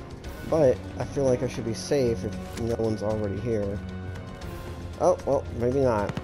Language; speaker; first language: English; native; English